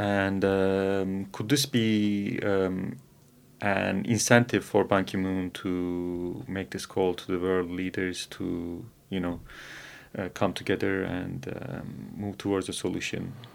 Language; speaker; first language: English; non-native, fluent; Turkish